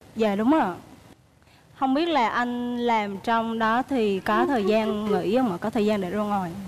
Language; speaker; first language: Vietnamese; native; Vietnamese